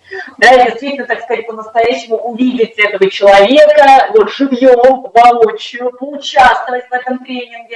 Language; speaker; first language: Russian; native; Russian